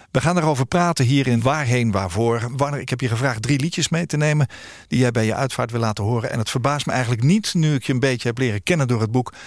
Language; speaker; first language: Dutch; native; Dutch